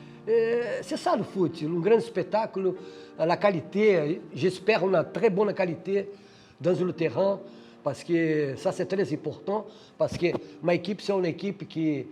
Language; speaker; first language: French; non-native, fluent; Portuguese